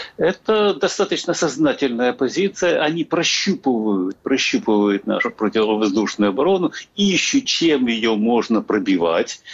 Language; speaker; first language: Russian; native; Russian